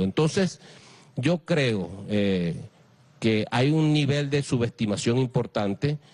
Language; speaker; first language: Spanish; native; Spanish